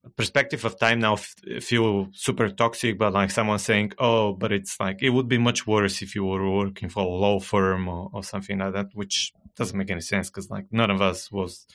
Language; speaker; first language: English; non-native, fluent; Bulgarian